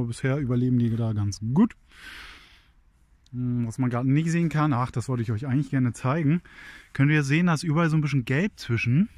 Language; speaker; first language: German; native; German